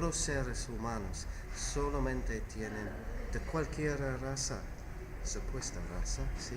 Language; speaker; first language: Spanish; non-native, fluent; English